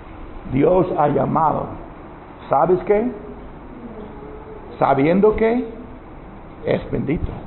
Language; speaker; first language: Spanish; non-native, learner; English